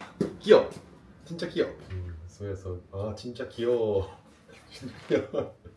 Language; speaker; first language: Korean; non-native, learner; Japanese